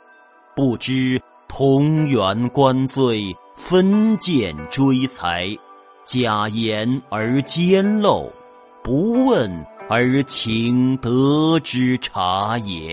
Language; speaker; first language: Chinese; native; Chinese